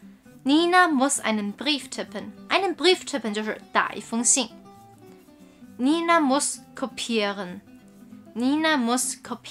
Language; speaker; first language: German; non-native, fluent; Chinese